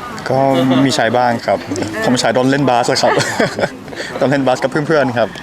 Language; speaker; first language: Thai; non-native, learner; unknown